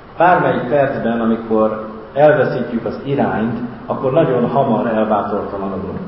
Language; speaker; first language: Hungarian; native; Hungarian